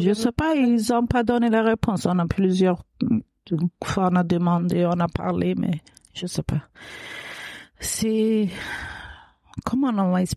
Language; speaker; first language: French; non-native, learner; Kurdish